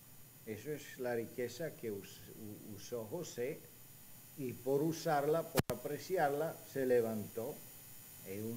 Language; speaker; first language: Spanish; non-native, fluent; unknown